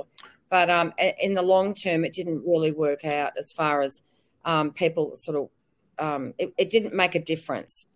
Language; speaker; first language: English; native; English